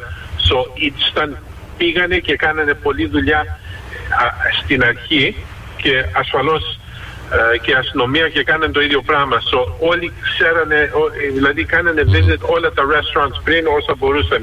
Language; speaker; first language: Greek; early bilingual, heritage; Greek